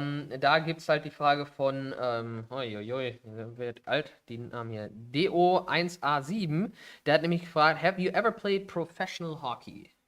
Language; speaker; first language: German; native; German